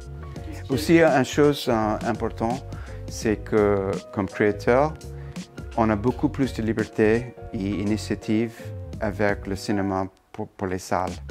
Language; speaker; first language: French; non-native, fluent; English